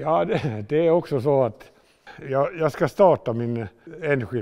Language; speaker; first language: Swedish; non-native, local second language; Finnish